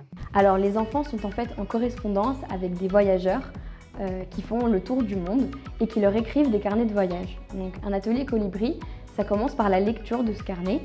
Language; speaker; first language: French; non-native, local second language; Arabic